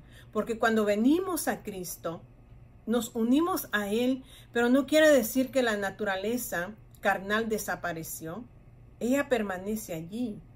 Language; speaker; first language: Spanish; native; Spanish